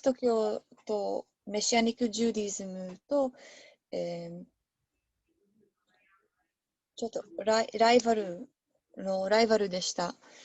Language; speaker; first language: Japanese; non-native, learner; English